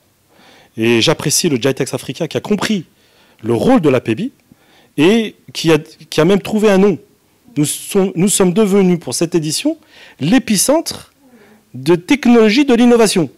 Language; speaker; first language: French; non-native, local second language; Arabic